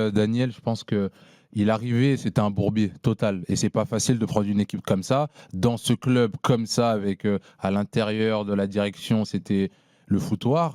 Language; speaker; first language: French; native; French